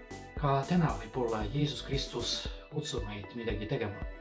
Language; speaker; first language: Estonian; non-native, fluent; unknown